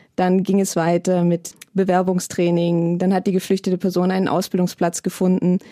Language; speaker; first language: German; native; German